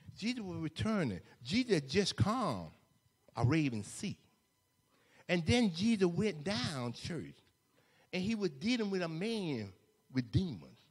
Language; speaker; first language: English; native; English